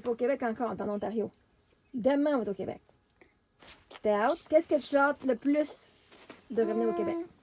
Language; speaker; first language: French; native; French